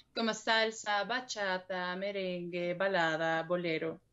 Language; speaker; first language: French; non-native, fluent; Spanish